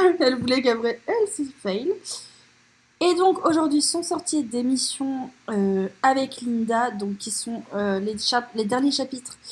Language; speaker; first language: French; native; French